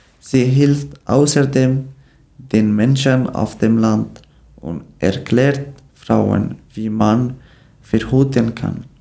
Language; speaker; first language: German; non-native, learner; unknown